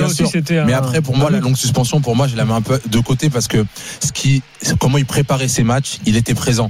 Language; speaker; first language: French; native; French